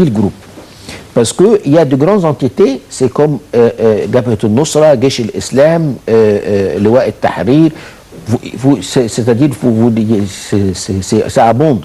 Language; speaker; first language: French; non-native, fluent; Arabic